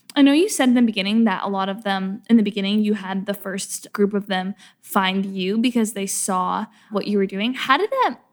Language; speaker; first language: English; native; English